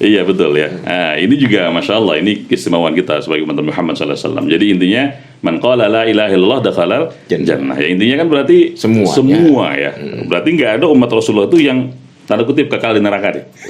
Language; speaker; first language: Indonesian; native; Indonesian